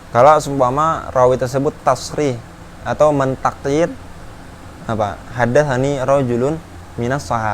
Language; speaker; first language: Indonesian; native; Indonesian